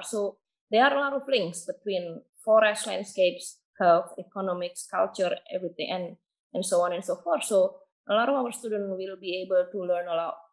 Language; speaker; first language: English; non-native, fluent; Indonesian